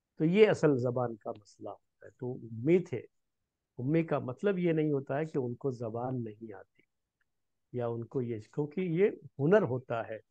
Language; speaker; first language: Hindi; native; Hindi